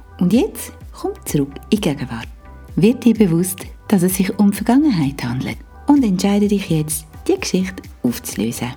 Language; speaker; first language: German; native; German